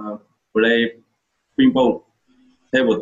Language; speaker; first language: English; non-native, learner; Vietnamese